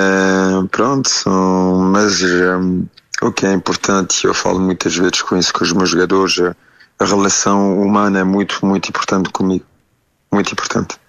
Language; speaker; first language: Portuguese; early bilingual, heritage; French